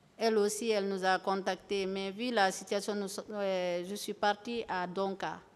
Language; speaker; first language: French; non-native, local second language; Fula